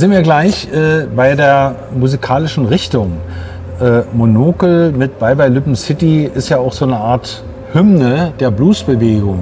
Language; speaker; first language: German; native; German